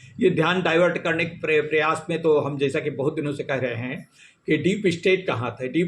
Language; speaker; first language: Hindi; native; Hindi